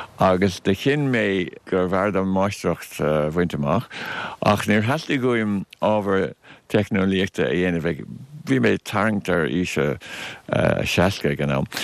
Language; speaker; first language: Irish; non-native, local second language; English